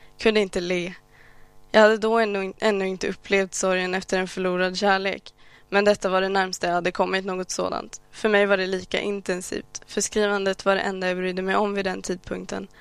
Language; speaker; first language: Swedish; early bilingual, other home language; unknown